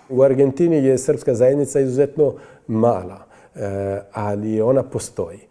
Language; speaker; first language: Bosnian; non-native, fluent; French